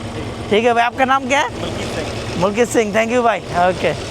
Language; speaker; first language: Hindi; non-native, learner; Bangla